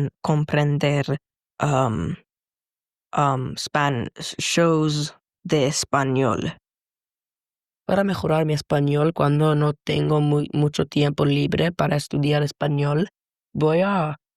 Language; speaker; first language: Spanish; non-native, learner; Dutch